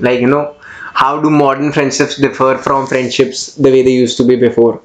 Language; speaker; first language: English; non-native, local second language; Hindi